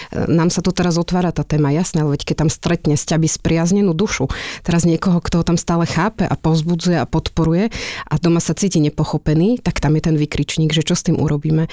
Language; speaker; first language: Slovak; native; Slovak